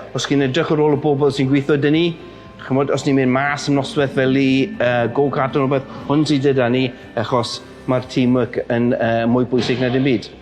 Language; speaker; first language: Welsh; native; Welsh